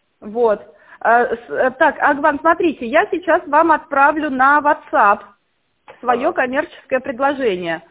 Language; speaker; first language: Russian; native; Russian